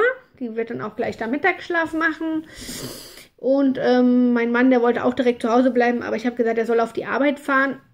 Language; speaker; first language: German; native; German